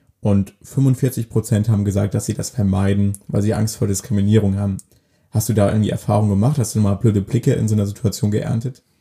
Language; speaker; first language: German; native; German